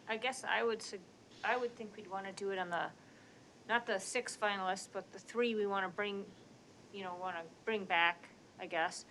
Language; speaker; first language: English; native; English